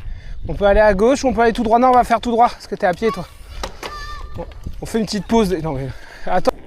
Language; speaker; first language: French; native; French